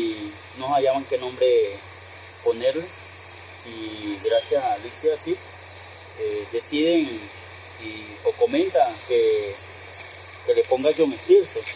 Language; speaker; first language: Spanish; native; Spanish